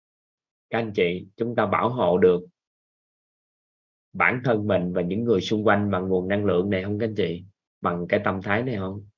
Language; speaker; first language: Vietnamese; native; Vietnamese